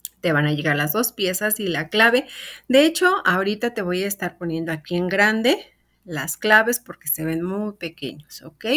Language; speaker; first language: Spanish; native; Spanish